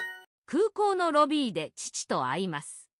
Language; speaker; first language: Japanese; non-native, learner; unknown